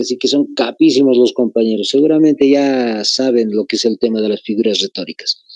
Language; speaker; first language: Spanish; native; Spanish